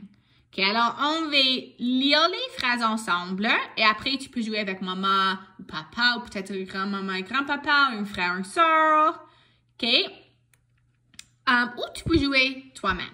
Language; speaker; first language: French; non-native, local second language; English